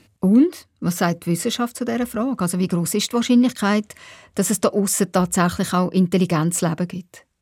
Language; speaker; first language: German; native; German